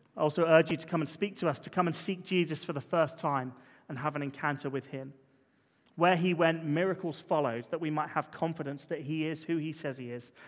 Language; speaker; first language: English; native; English